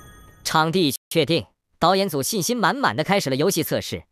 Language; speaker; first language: Chinese; native; Chinese